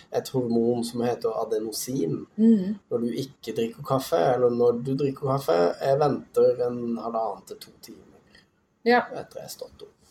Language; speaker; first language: Norwegian; native; Norwegian